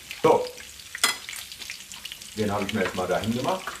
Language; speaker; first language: German; early bilingual, other home language; Italian